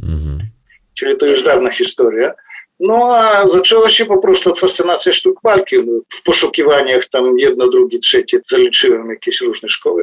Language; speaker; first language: Polish; non-native, fluent; Ukrainian